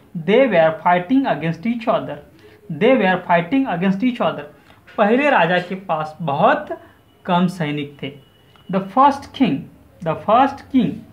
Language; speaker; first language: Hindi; non-native, local second language; Marathi